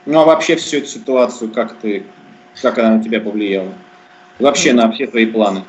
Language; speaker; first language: Russian; native; Russian